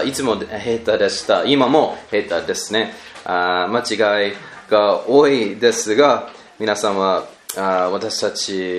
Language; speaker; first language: Japanese; non-native, learner; English